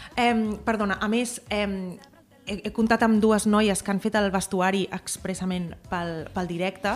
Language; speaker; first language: Catalan; native; Catalan